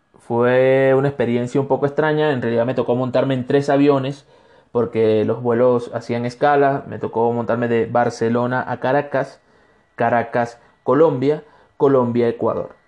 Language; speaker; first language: Spanish; native; Spanish